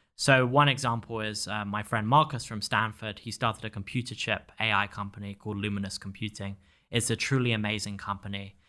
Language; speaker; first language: English; native; English